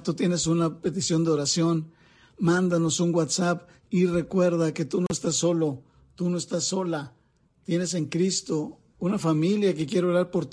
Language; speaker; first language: Spanish; native; Spanish